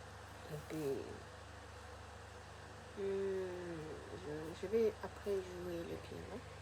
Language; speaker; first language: French; non-native, fluent; Japanese